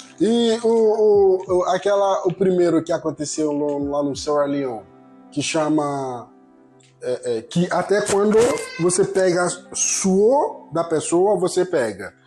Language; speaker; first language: Portuguese; non-native, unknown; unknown